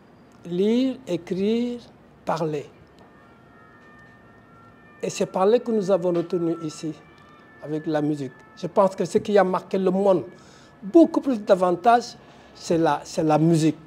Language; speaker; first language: French; non-native, local second language; Wolof